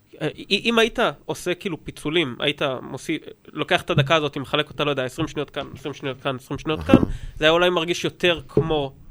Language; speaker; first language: Hebrew; native; Hebrew